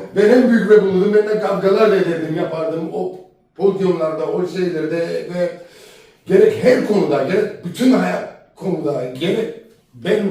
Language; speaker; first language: Turkish; native; Turkish